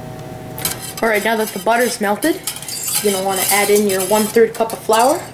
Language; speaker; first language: English; native; English